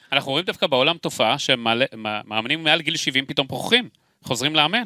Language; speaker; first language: Hebrew; native; Hebrew